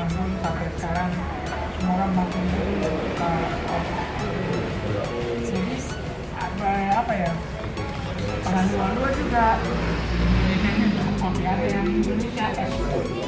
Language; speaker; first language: Indonesian; non-native, learner; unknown